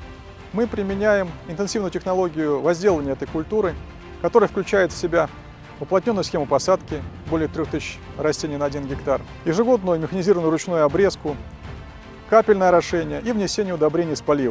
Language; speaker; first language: Russian; native; Russian